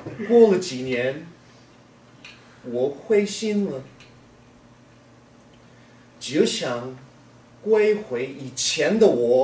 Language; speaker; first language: Chinese; non-native, learner; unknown